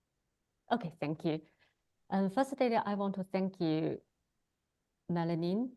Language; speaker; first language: English; non-native, learner; Chinese